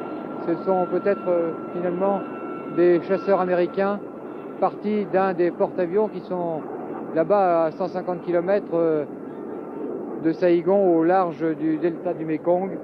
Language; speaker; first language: French; native; French